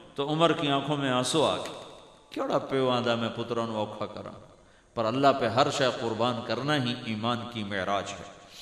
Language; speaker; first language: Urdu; non-native, local second language; Punjabi